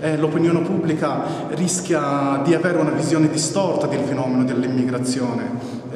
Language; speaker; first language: Italian; non-native, fluent; Arabic